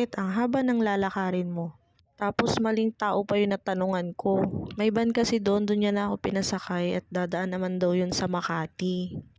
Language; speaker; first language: Filipino; native; Filipino